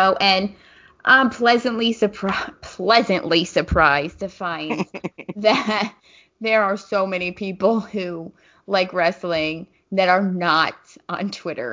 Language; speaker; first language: English; native; English